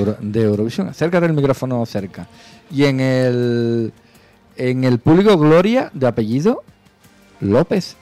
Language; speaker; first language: Spanish; native; Spanish